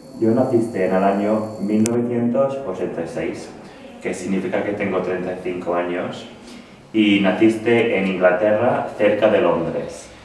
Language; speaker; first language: Spanish; non-native, fluent; English